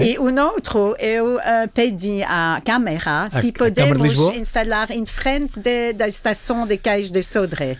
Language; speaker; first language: Portuguese; non-native, fluent; French